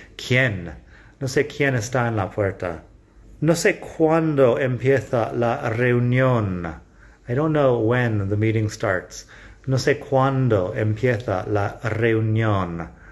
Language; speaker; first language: Spanish; non-native, fluent; English